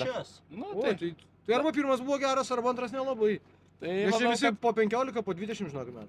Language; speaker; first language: Lithuanian; native; Lithuanian